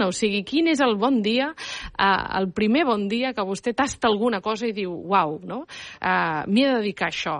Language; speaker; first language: Catalan; native; Catalan